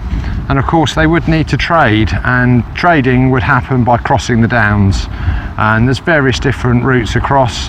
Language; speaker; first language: English; native; English